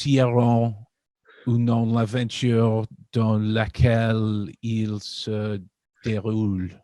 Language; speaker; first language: French; non-native, learner; English